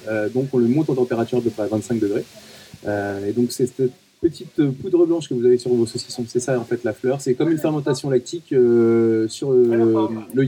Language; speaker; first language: French; native; French